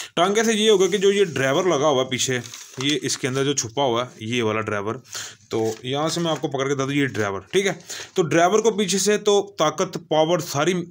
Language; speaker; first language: Urdu; non-native, local second language; Punjabi